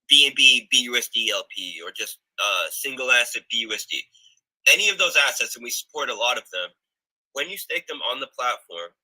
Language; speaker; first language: English; native; English